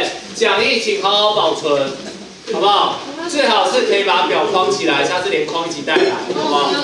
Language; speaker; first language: Chinese; native; Chinese